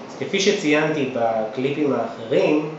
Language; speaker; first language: Hebrew; native; Hebrew